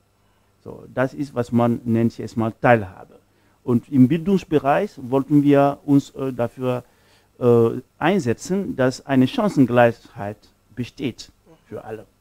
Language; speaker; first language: German; non-native, fluent; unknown